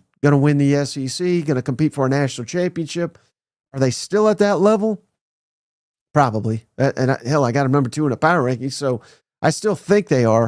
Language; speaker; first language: English; native; English